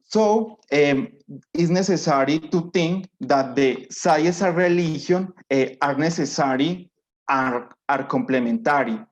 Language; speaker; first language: English; non-native, learner; Spanish